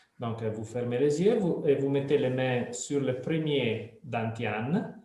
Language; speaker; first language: French; non-native, fluent; Italian